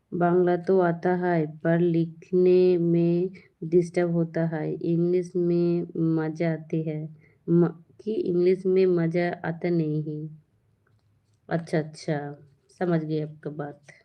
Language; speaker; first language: Hindi; non-native, learner; Bangla